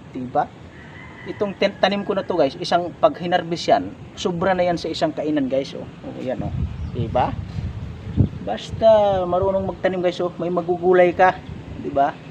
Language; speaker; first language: Filipino; non-native, local second language; Cebuano